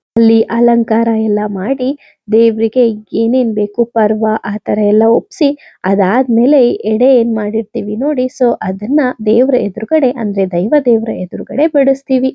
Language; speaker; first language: Kannada; non-native, local second language; Tulu